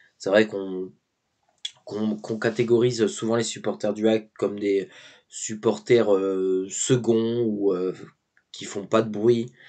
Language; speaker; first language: French; native; French